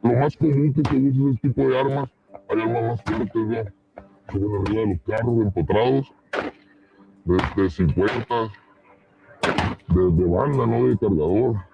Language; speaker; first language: Spanish; native; Spanish